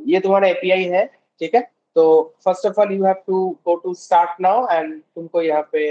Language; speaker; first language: Hindi; non-native, local second language; Bangla